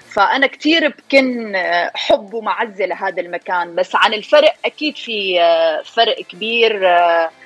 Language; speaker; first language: Arabic; native; Arabic